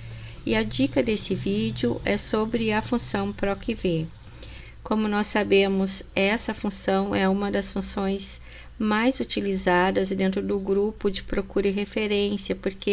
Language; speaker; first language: Portuguese; native; Portuguese